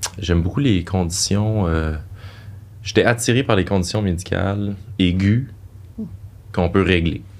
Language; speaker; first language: French; native; French